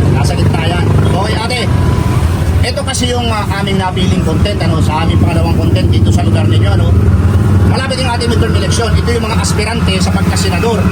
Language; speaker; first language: Filipino; non-native, local second language; Bikol